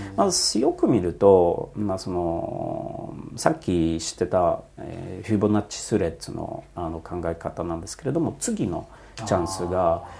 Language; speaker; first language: Japanese; non-native, fluent; Polish